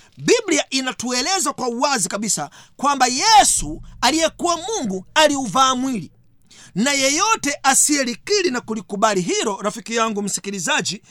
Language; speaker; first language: Swahili; native; Swahili